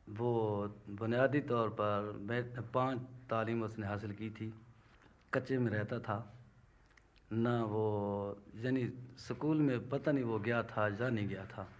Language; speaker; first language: Urdu; non-native, local second language; Punjabi